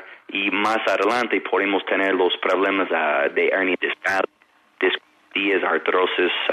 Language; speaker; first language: Spanish; non-native, fluent; English